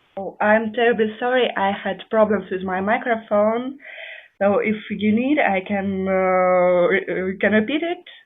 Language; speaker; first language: English; non-native, fluent; Russian